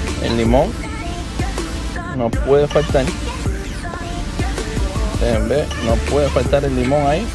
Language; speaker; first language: Spanish; native; Spanish